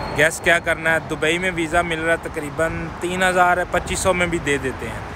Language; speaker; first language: Urdu; non-native, local second language; Punjabi